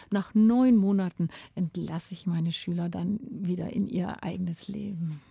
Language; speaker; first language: German; native; German